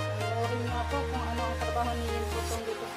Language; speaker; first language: Filipino; non-native, local second language; Cebuano